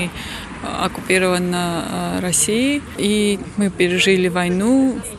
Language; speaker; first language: Russian; non-native, fluent; Georgian